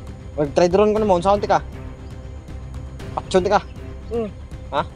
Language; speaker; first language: Filipino; non-native, local second language; Cebuano